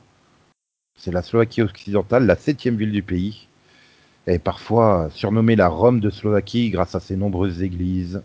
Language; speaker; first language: French; native; French